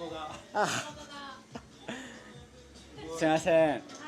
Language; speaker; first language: Japanese; non-native, learner; English